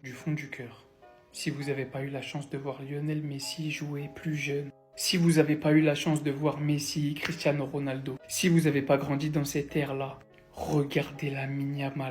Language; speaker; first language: French; native; French